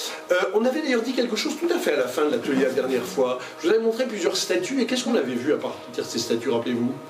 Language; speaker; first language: French; native; French